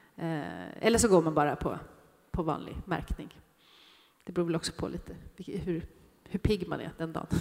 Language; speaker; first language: Swedish; native; Swedish